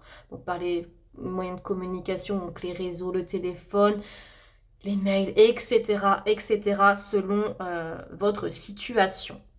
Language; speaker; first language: French; native; French